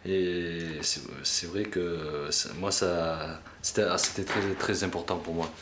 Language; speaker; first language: French; early bilingual, other home language; Korean